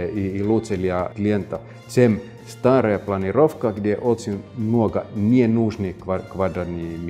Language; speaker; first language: Russian; non-native, fluent; Finnish